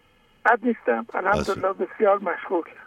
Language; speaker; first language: Persian; native; Persian